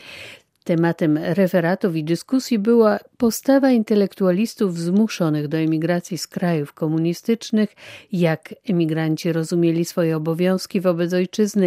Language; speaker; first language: Polish; native; Polish